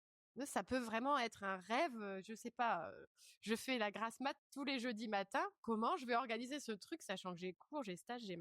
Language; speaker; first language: French; native; French